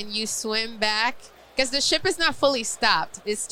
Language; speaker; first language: English; non-native, fluent; Spanish